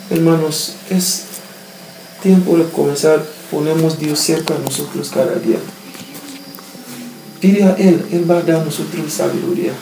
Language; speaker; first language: Spanish; non-native, learner; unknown